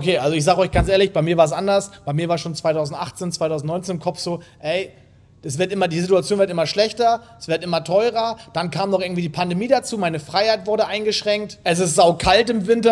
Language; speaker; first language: German; native; German